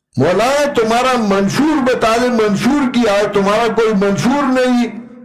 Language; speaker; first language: Urdu; non-native, local second language; Pashto